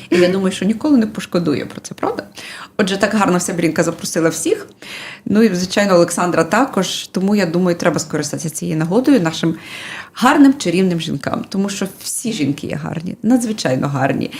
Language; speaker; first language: Ukrainian; native; Ukrainian